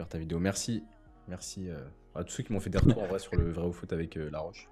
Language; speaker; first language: French; native; French